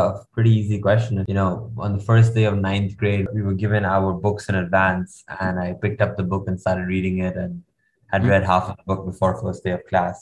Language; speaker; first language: English; non-native, local second language; Hindi